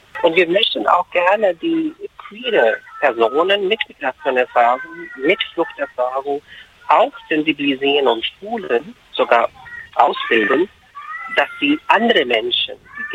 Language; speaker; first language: German; non-native, fluent; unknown